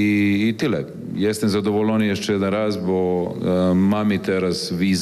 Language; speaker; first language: Polish; non-native, fluent; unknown